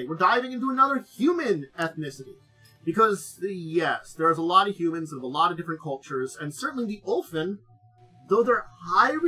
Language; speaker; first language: English; native; English